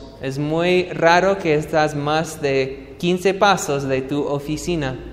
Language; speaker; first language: Spanish; non-native, fluent; English